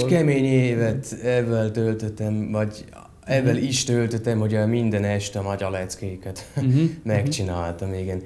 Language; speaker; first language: Hungarian; non-native, fluent; German